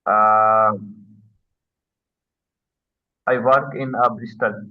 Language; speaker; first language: English; non-native, learner; Urdu